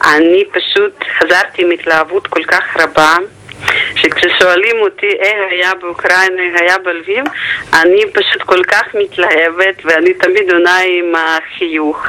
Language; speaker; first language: Hebrew; non-native, fluent; Ukrainian